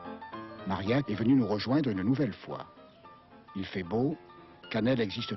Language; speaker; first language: French; native; French